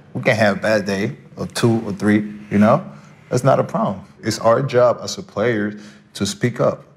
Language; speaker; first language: English; non-native, fluent; Spanish